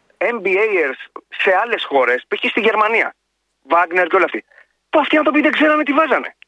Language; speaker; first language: Greek; native; Greek